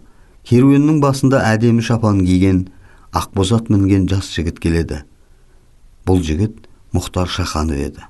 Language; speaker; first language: Kazakh; native; Kazakh